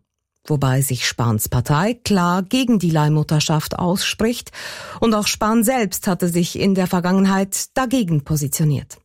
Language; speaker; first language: German; native; German